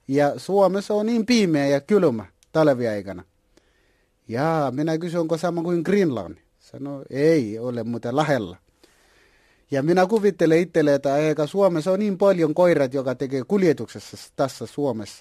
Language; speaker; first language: Finnish; non-native, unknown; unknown